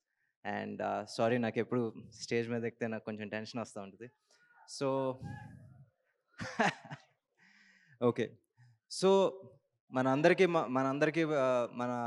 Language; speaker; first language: Telugu; native; Telugu